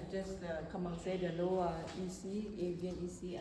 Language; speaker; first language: French; non-native, learner; Thai